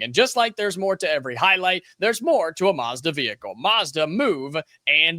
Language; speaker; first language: English; native; English